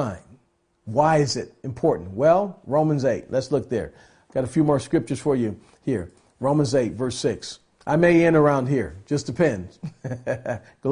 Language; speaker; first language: English; native; English